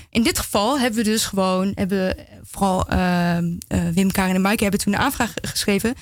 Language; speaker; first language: Dutch; native; Dutch